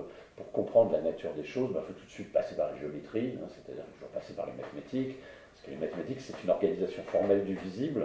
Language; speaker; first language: French; native; French